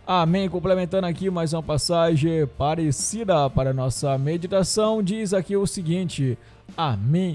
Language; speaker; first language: Portuguese; native; Portuguese